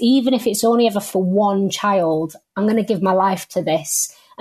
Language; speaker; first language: English; native; English